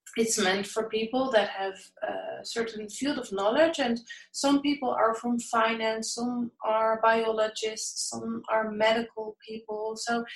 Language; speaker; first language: English; non-native, fluent; Dutch